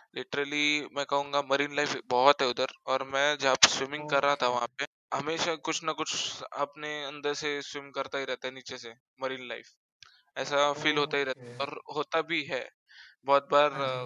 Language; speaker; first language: Hindi; non-native, local second language; Marathi